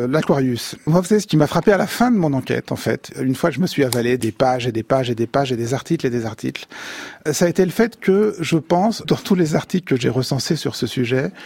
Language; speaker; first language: French; native; French